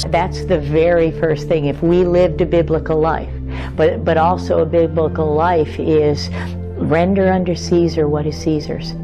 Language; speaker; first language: English; native; English